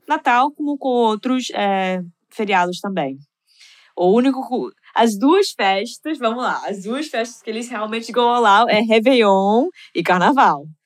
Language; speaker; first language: Portuguese; non-native, fluent; English